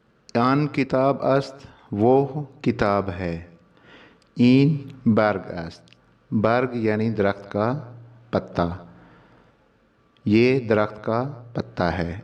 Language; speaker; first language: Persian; non-native, fluent; Urdu